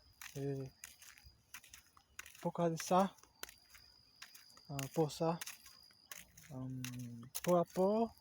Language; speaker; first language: French; non-native, learner; Portuguese